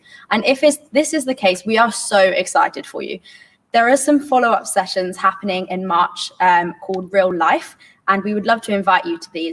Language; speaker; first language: English; native; English